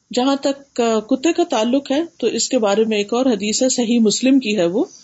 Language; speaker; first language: Urdu; native; Urdu